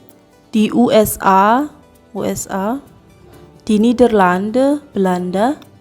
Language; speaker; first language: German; non-native, fluent; Indonesian